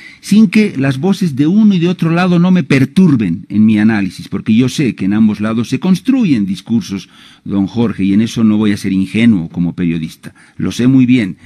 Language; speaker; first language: Spanish; native; Spanish